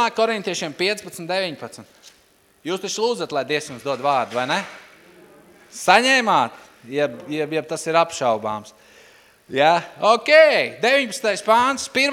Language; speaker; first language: Latvian; non-native, local second language; Russian